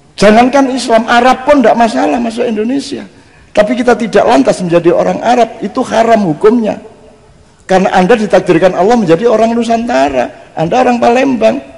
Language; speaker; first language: Indonesian; non-native, local second language; Javanese